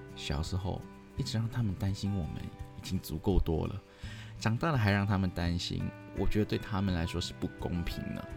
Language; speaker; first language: Chinese; non-native, local second language; Cantonese